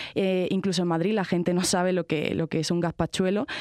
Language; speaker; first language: Spanish; native; Spanish